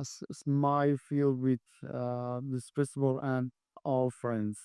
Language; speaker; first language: English; non-native, learner; Persian